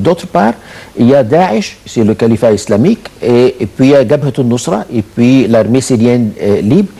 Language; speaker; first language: French; non-native, fluent; Arabic